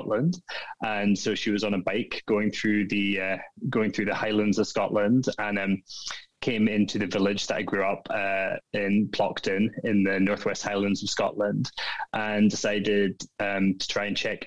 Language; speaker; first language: English; native; English